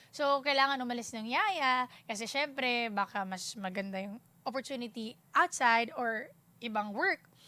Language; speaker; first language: Filipino; non-native, local second language; Cebuano